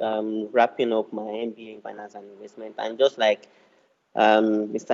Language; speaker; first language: English; non-native, local second language; Yoruba